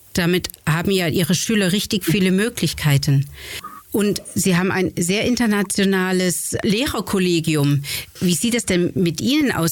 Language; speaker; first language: German; native; German